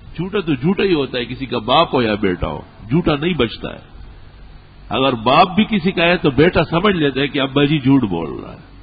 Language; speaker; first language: Urdu; non-native, local second language; Pashto